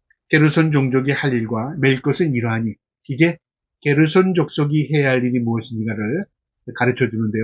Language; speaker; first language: Korean; native; Korean